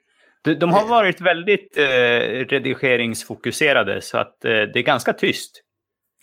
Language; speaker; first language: Swedish; native; Swedish